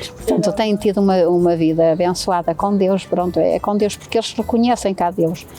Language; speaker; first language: Portuguese; native; Portuguese